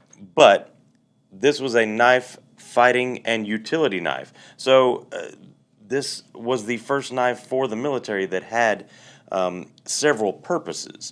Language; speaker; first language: English; native; English